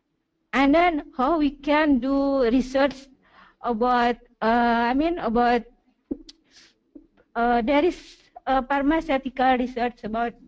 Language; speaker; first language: English; non-native, learner; Indonesian